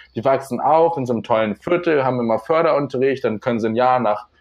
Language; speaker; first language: German; native; German